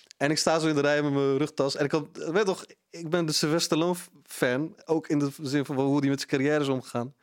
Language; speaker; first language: Dutch; early bilingual, other home language; Punjabi